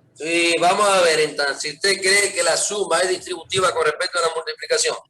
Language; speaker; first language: Spanish; native; Spanish